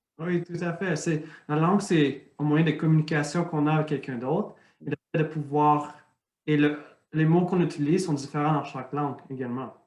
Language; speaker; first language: French; native; French